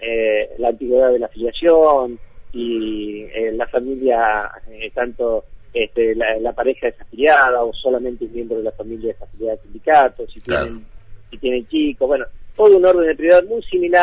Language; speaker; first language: Spanish; native; Spanish